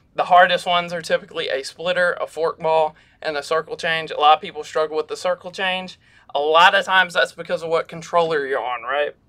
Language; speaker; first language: English; native; English